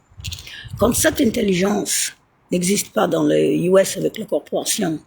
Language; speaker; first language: French; non-native, fluent; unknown